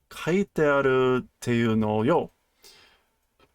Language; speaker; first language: Japanese; non-native, learner; English